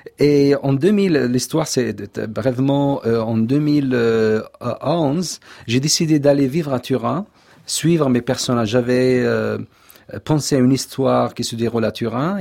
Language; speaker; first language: French; non-native, local second language; Kabyle